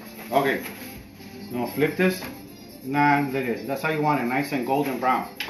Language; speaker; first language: English; early bilingual, other home language; Spanish